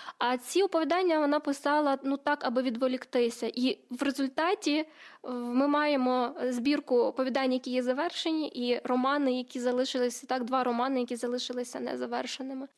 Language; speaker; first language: Ukrainian; native; Ukrainian